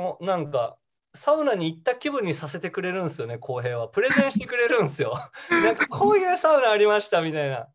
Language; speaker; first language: Japanese; native; Japanese